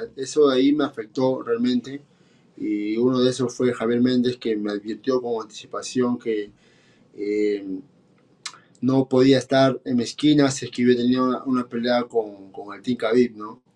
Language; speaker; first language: Spanish; native; Spanish